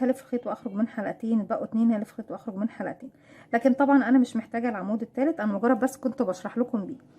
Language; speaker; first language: Arabic; native; Arabic